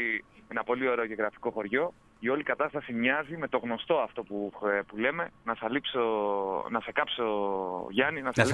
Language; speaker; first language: Greek; native; Greek